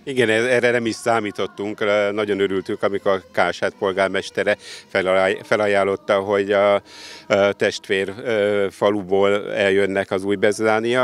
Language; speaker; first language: Hungarian; native; Hungarian